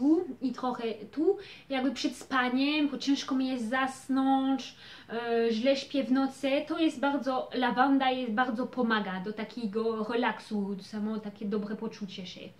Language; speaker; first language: Polish; early bilingual, heritage; Polish